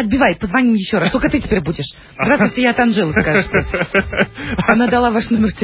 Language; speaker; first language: Russian; native; Russian